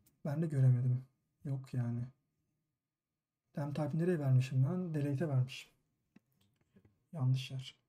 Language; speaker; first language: Turkish; native; Turkish